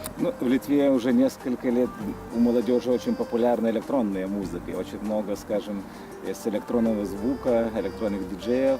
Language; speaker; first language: Russian; non-native, fluent; Lithuanian